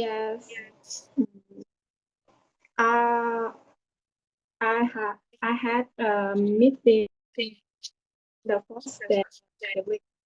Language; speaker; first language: English; non-native, learner; Vietnamese